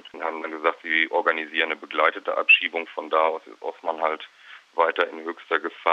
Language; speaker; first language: German; native; German